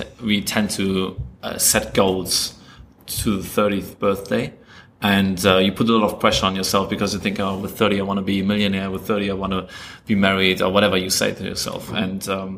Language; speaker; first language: English; non-native, fluent; German